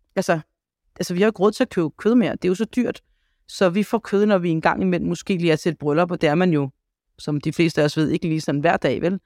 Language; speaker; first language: Danish; early bilingual, other home language; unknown